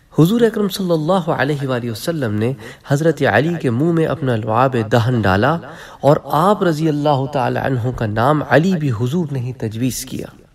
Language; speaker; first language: Urdu; native; Urdu